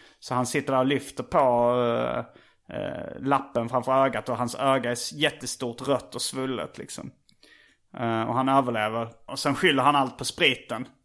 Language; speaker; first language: Swedish; native; Swedish